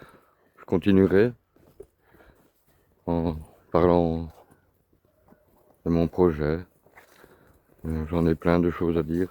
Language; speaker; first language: French; native; French